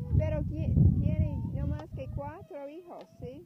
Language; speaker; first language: Spanish; non-native, learner; English